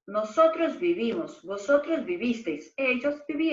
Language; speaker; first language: Spanish; non-native, fluent; Portuguese